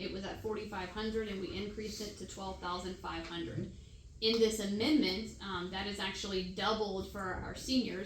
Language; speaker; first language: English; native; English